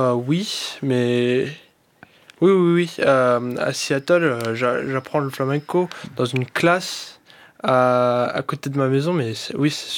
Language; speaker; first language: French; early bilingual, heritage; English